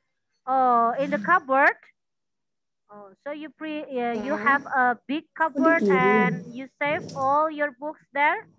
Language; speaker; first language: English; non-native, learner; Indonesian